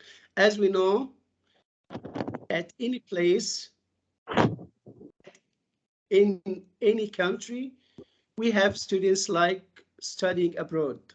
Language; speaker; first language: English; non-native, fluent; Arabic